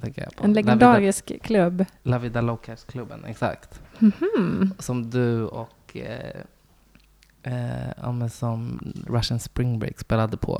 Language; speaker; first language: Swedish; native; Swedish